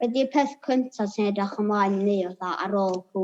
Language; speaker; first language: Welsh; native; Welsh